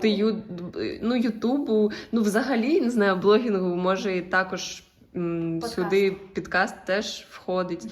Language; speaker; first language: Ukrainian; native; Ukrainian